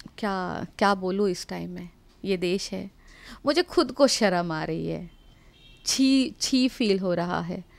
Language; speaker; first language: Hindi; non-native, local second language; Marathi